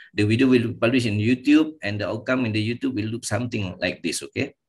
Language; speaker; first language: English; non-native, local second language; Malay